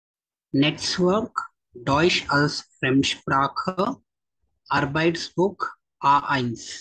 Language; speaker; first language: German; non-native, fluent; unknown